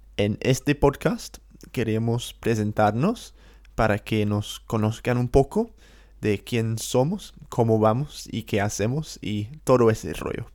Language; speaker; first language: Spanish; non-native, fluent; English